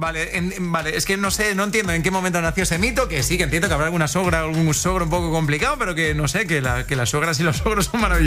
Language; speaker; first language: Spanish; native; Spanish